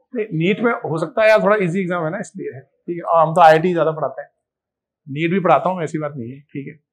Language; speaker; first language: Hindi; native; Hindi